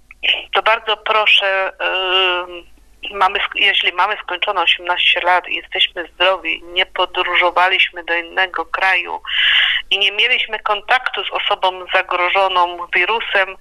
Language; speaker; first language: Polish; native; Polish